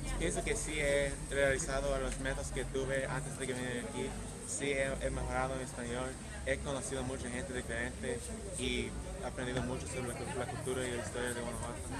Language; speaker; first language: Spanish; early bilingual, heritage; English